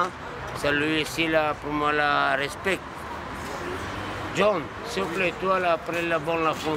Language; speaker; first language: French; non-native, learner; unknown